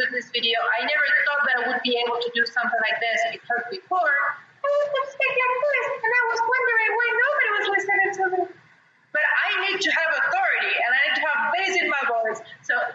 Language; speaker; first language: English; non-native, fluent; Spanish